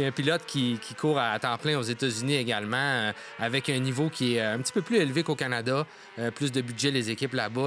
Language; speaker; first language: French; native; French